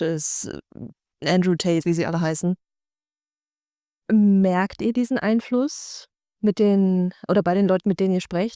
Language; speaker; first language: German; native; German